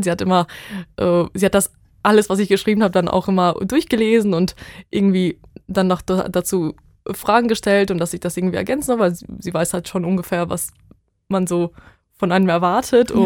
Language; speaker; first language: German; non-native, fluent; Bosnian